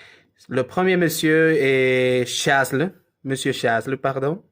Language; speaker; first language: French; non-native, learner; Spanish